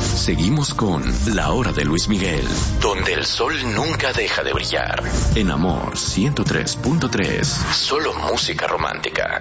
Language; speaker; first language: Spanish; native; Spanish